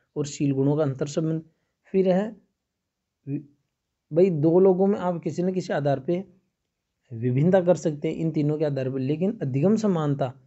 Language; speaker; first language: Hindi; native; Hindi